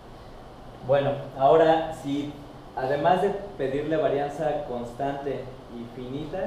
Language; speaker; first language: Spanish; native; Spanish